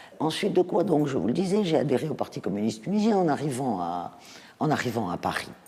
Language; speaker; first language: French; native; French